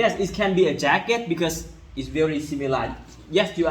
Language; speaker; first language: English; non-native, learner; Lao